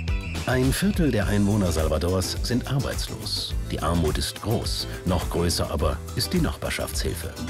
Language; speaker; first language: German; native; German